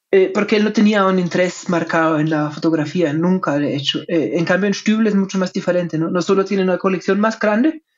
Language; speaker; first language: Spanish; non-native, fluent; German